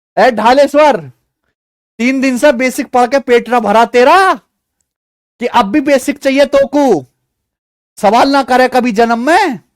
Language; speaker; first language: Hindi; native; Hindi